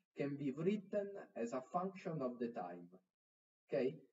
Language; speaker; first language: English; non-native, fluent; Italian